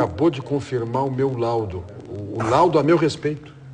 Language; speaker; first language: Portuguese; native; Portuguese